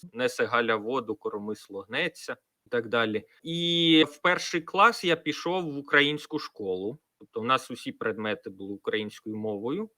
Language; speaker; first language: Ukrainian; non-native, local second language; Russian